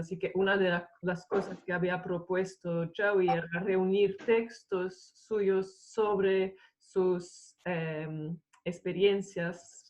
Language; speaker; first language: Spanish; non-native, fluent; English